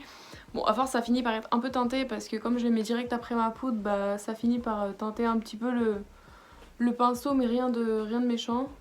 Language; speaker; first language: French; native; French